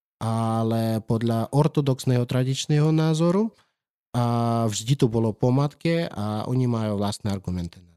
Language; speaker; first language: Slovak; non-native, fluent; Russian